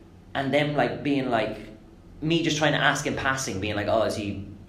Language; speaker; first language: English; native; English